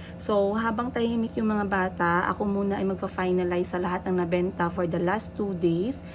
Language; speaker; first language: Filipino; non-native, local second language; Cebuano